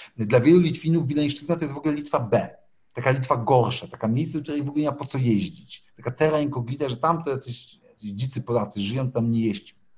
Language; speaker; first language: Polish; native; Polish